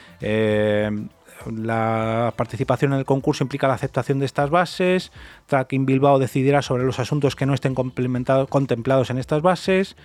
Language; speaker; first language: Spanish; native; Spanish